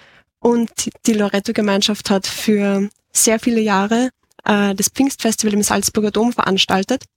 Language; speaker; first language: German; native; German